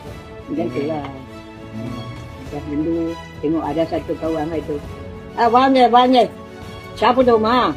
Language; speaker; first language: Malay; non-native, local second language; Min Nan Chinese